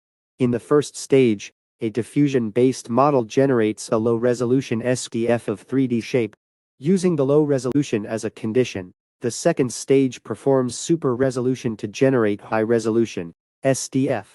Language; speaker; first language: English; non-native, fluent; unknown